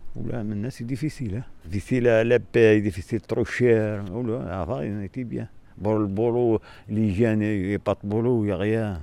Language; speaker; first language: French; non-native, local second language; Arabic